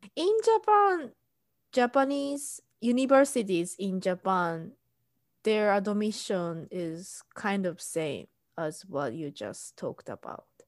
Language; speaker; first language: English; non-native, fluent; Japanese